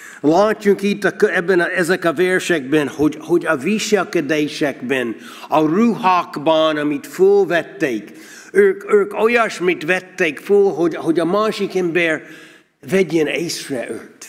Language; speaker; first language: Hungarian; non-native, learner; English